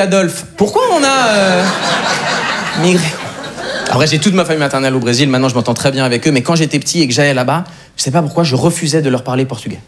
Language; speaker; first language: French; native; French